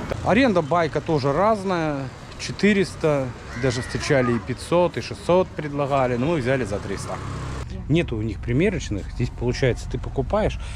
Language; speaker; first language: Russian; native; Russian